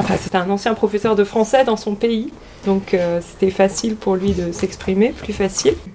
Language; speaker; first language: French; native; French